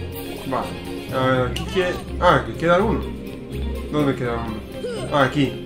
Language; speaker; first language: Spanish; native; Spanish